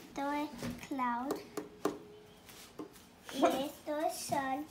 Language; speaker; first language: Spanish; early bilingual, heritage; Spanish